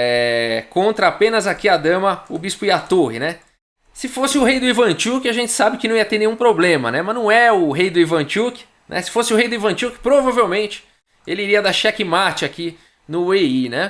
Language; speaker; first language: Portuguese; native; Portuguese